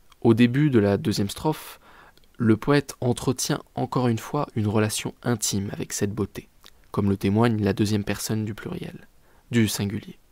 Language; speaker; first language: French; native; French